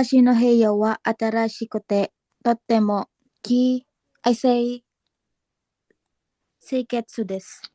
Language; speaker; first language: Japanese; non-native, learner; Filipino